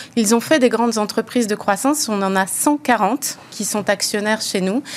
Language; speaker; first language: French; native; French